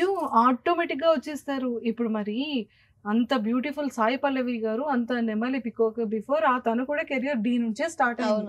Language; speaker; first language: Telugu; native; Telugu